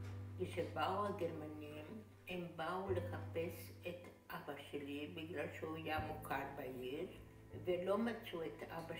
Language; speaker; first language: Hebrew; non-native, fluent; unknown